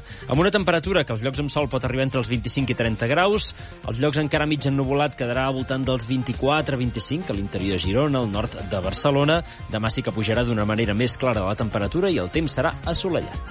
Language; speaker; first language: Catalan; native; Catalan